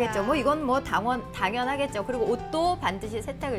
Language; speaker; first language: Korean; native; Korean